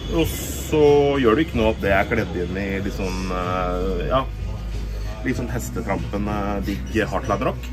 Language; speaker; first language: Norwegian; native; Norwegian